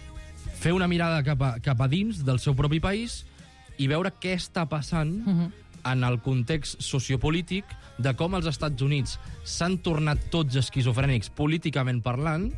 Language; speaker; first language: Catalan; native; Catalan